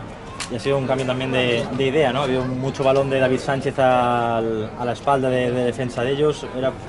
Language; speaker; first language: Spanish; native; Spanish